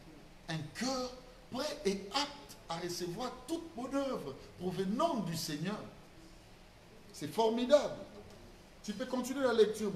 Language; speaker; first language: French; non-native, local second language; Lingala